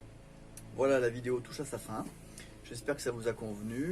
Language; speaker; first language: French; native; French